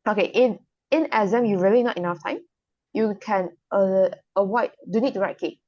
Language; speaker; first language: English; non-native, local second language; Chinese